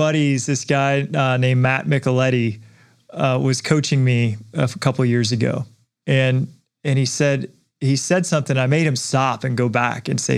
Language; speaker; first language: English; native; English